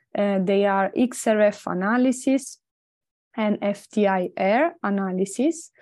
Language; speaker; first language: English; non-native, fluent; Italian